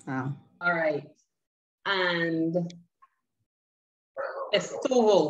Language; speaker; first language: Spanish; non-native, learner; English